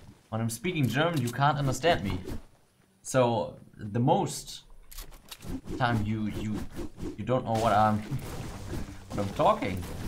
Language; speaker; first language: English; non-native, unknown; German